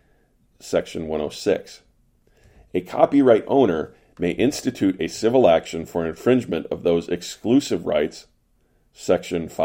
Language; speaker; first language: English; native; English